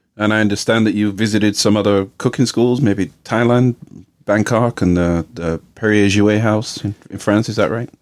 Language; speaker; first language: English; native; English